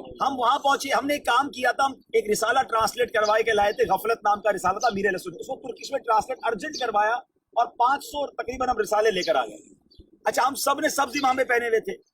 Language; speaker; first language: Urdu; native; Urdu